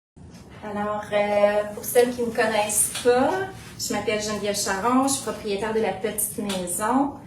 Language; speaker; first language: French; native; French